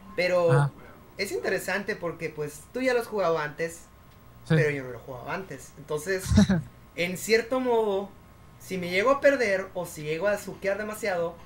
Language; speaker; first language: Spanish; native; Spanish